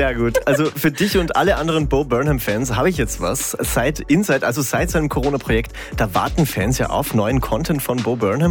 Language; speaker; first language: German; native; German